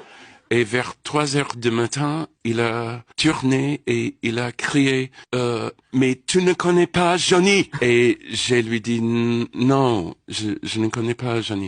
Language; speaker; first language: French; non-native, fluent; English